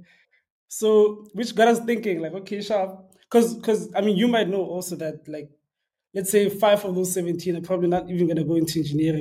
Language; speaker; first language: English; non-native, local second language; Xhosa